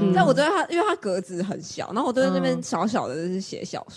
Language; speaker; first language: Chinese; native; Chinese